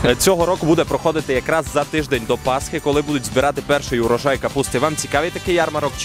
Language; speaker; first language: Ukrainian; native; Ukrainian